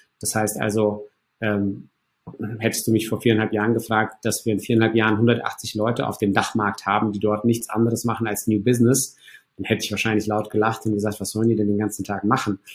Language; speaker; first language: German; early bilingual, other home language; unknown